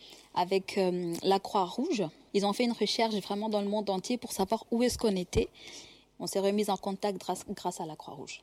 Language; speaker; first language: French; non-native, local second language; Kinyarwanda